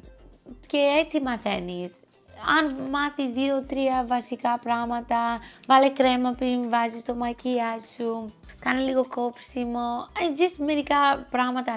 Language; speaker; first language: Greek; early bilingual, heritage; English